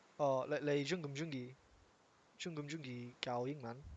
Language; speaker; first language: Cantonese; non-native, learner; English